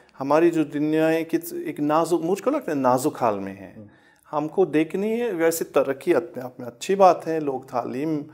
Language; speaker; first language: Urdu; non-native, fluent; German